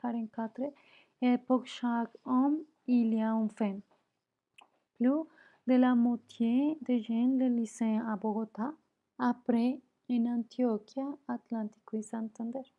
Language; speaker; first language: French; non-native, learner; Spanish